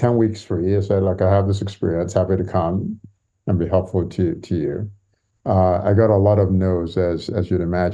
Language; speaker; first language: English; non-native, local second language; Yoruba